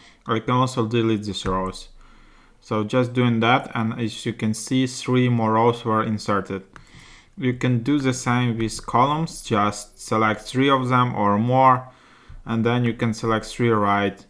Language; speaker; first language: English; non-native, fluent; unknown